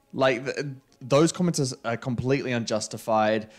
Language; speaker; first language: English; native; English